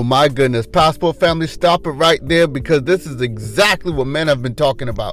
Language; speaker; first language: English; native; English